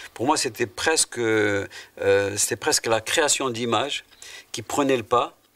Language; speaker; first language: French; non-native, local second language; Arabic